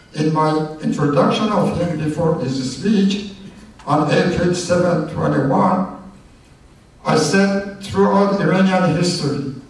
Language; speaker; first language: English; non-native, fluent; Persian